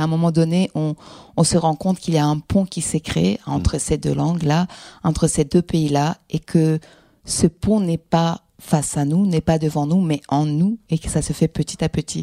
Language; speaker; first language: French; non-native, fluent; Greek